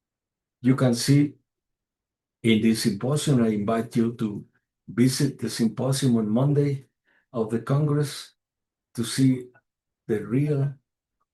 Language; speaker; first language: English; non-native, fluent; Spanish